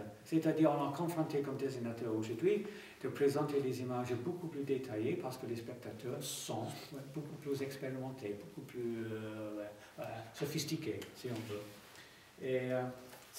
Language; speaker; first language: French; non-native, fluent; English